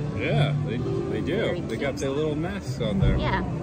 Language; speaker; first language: English; native; English